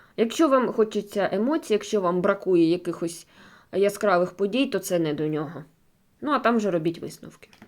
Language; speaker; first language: Ukrainian; non-native, local second language; Russian